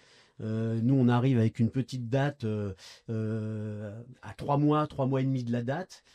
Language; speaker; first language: French; native; French